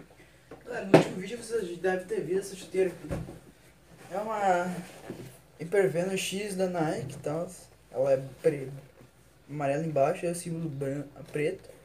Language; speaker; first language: Portuguese; native; Portuguese